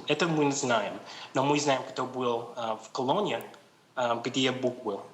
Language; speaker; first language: Russian; non-native, learner; English